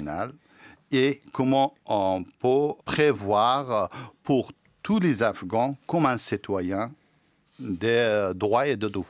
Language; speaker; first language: French; non-native, fluent; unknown